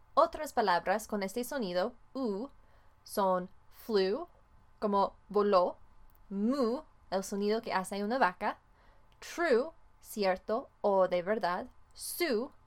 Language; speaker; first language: Spanish; non-native, fluent; English